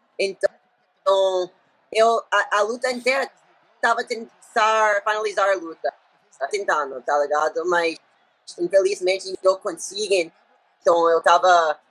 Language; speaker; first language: Portuguese; non-native, learner; English